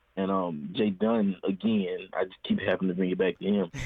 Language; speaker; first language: English; native; English